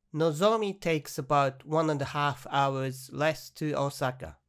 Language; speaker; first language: English; non-native, fluent; Japanese